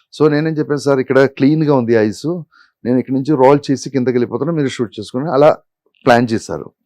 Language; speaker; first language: Telugu; non-native, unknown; Malayalam